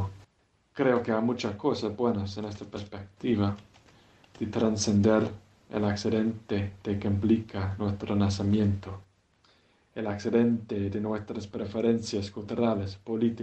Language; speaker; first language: Spanish; non-native, fluent; English